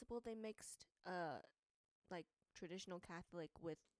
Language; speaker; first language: English; native; English